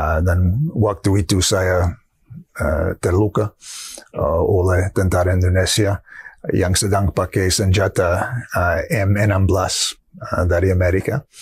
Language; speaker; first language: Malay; non-native, fluent; English